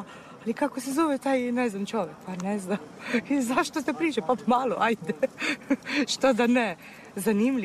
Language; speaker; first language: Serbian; non-native, fluent; Italian